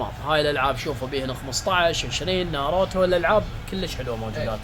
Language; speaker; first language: Arabic; native; Arabic